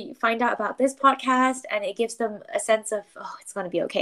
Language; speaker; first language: English; non-native, local second language; Chinese